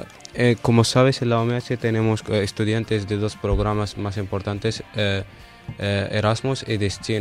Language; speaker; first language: Spanish; non-native, fluent; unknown